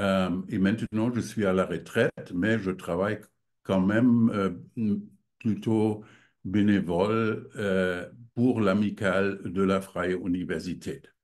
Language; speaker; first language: French; non-native, fluent; German